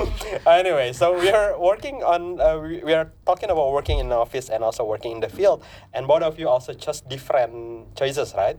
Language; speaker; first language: English; non-native, fluent; Indonesian